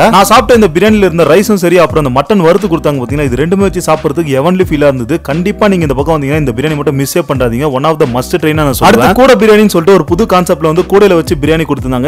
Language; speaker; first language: Tamil; native; Tamil